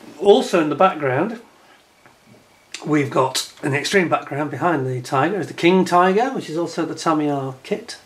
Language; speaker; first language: English; native; English